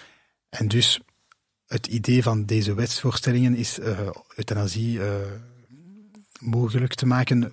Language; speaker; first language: Dutch; non-native, local second language; French